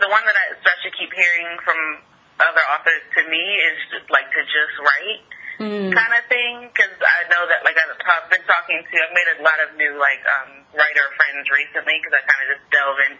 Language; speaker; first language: English; native; English